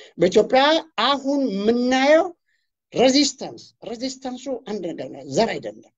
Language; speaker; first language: Amharic; non-native, local second language; Oromo